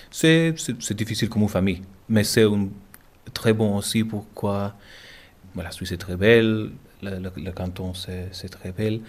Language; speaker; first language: French; non-native, learner; English